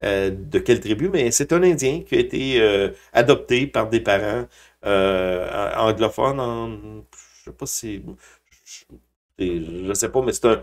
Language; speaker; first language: French; native; French